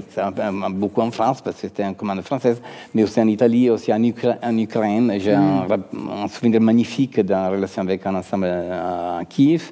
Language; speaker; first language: French; non-native, fluent; Italian